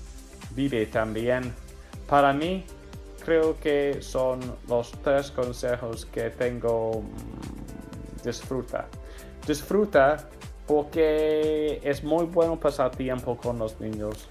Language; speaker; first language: Spanish; non-native, fluent; English